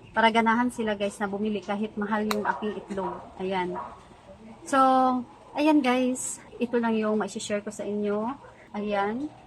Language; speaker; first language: Filipino; non-native, local second language; Cebuano